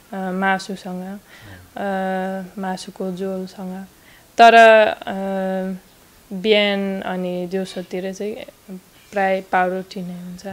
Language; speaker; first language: Nepali; non-native, fluent; Dutch